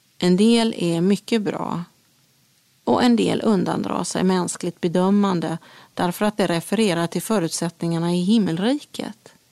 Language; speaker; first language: Swedish; native; Swedish